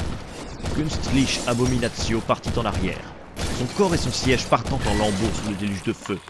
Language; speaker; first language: French; native; French